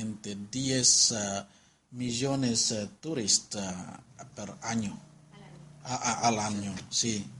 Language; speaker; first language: Spanish; non-native, learner; Indonesian